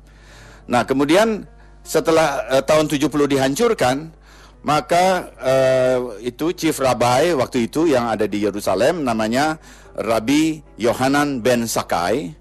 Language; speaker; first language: Indonesian; native; Indonesian